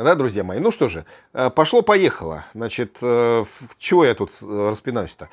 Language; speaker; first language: Russian; native; Russian